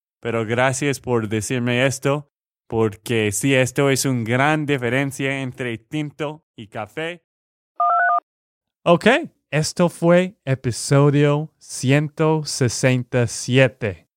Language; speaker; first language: Spanish; non-native, fluent; English